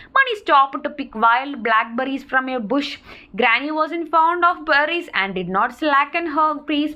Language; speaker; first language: English; non-native, local second language; Malayalam